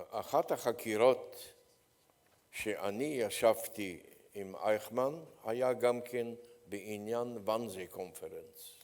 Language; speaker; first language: Hebrew; non-native, fluent; Polish